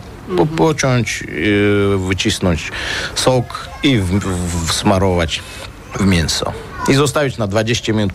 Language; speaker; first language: Polish; non-native, fluent; Armenian